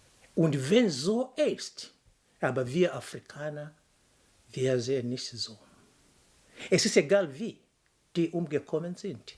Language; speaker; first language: German; non-native, fluent; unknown